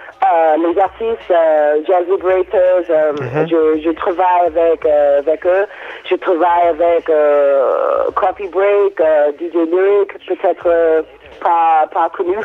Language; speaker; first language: French; non-native, learner; English